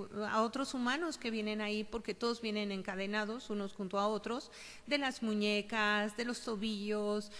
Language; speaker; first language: Spanish; native; Spanish